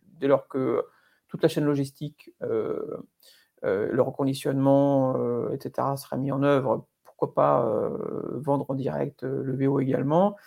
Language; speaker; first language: French; native; French